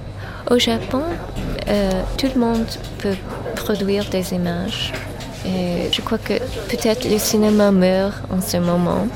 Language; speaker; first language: French; non-native, fluent; English